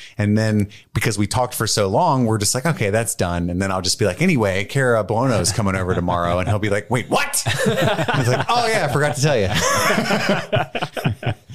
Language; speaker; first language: English; native; English